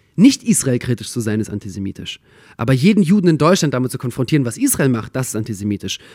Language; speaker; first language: German; early bilingual, other home language; Russian